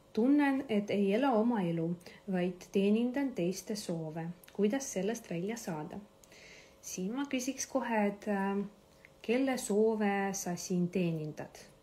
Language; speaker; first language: Estonian; non-native, local second language; Russian